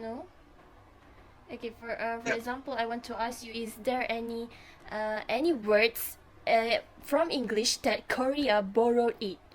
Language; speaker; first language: English; non-native, fluent; Malay